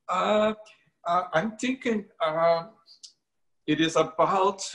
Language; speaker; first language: English; non-native, fluent; Portuguese